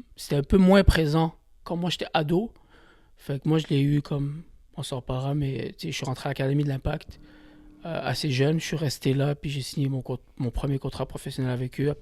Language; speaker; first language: French; early bilingual, other home language; Kabyle